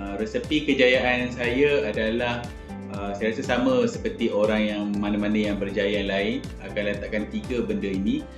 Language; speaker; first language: Malay; native; Malay